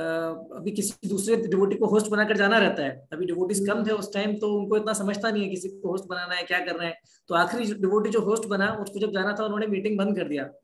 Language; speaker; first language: Hindi; native; Hindi